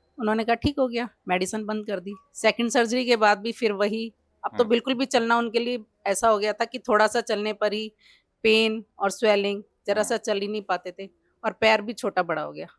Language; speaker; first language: Hindi; native; Hindi